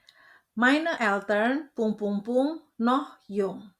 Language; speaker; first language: German; non-native, fluent; Indonesian